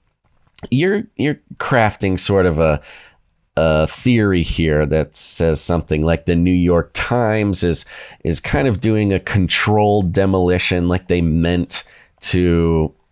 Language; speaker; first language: English; native; English